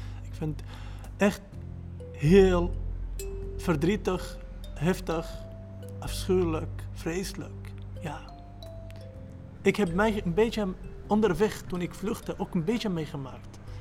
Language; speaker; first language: Dutch; non-native, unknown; Arabic